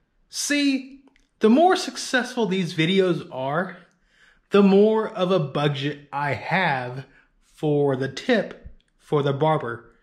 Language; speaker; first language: English; native; English